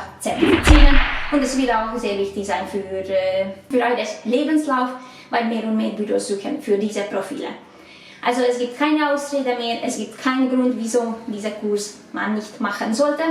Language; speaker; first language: German; non-native, learner; Hungarian